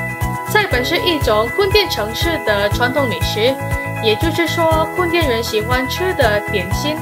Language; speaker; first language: Chinese; non-native, learner; Indonesian